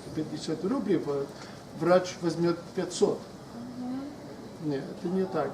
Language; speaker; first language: Russian; non-native, learner; Polish